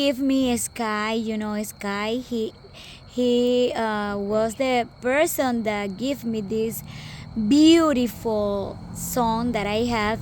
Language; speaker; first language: English; non-native, local second language; Spanish